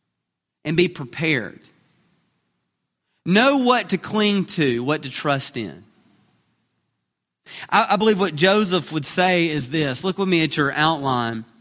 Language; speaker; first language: English; native; English